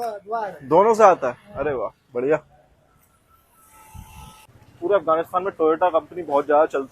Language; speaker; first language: Hindi; native; Hindi